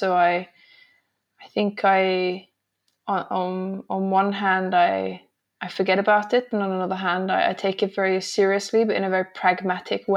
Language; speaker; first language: English; native; English